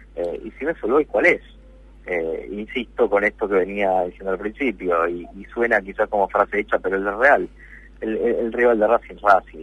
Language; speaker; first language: Spanish; native; Spanish